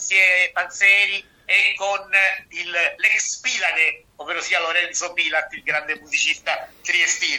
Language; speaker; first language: Italian; native; Italian